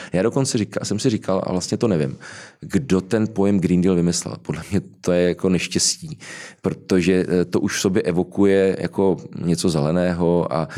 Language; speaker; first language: Czech; native; Czech